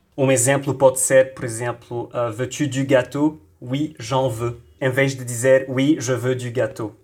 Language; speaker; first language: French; non-native, local second language; Arabic